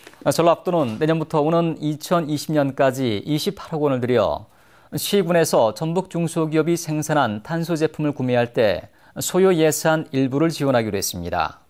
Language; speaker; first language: Korean; native; Korean